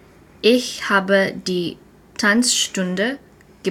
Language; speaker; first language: German; non-native, learner; English